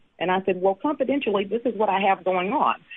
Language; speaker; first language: English; native; English